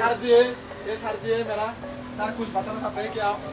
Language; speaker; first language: Hindi; non-native, local second language; Assamese